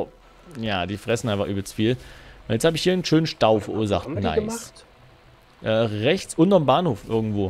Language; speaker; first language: German; native; German